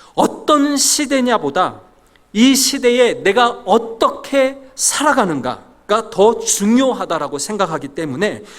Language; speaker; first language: Korean; native; Korean